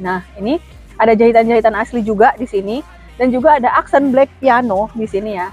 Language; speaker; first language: Indonesian; native; Indonesian